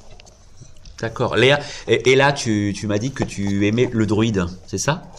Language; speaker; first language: French; native; French